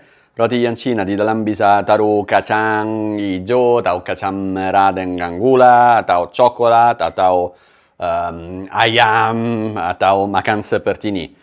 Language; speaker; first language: Indonesian; non-native, learner; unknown